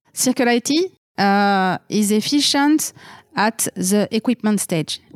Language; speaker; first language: English; non-native, fluent; French